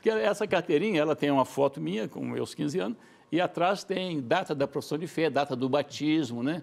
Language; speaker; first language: Portuguese; native; Portuguese